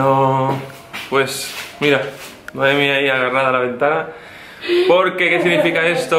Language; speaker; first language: Spanish; native; Spanish